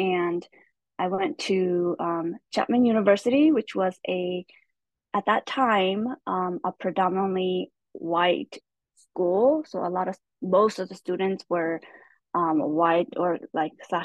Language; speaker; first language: English; early bilingual, other home language; Hmong